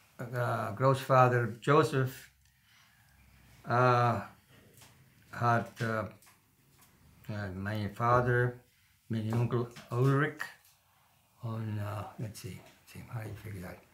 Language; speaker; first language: English; non-native, learner; German